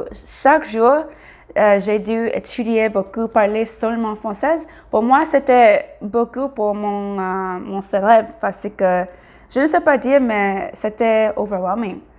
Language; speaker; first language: French; non-native, learner; English